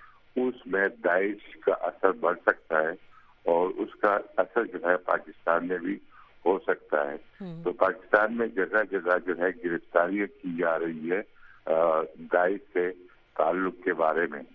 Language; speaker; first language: Urdu; native; Urdu